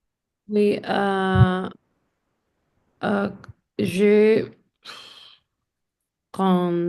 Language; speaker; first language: French; non-native, learner; English